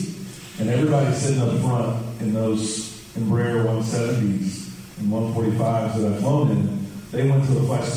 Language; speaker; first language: English; native; English